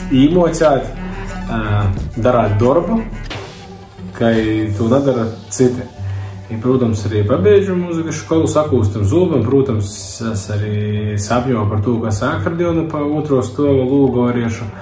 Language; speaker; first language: Latvian; native; Latvian